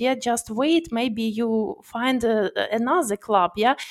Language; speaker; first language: English; non-native, learner; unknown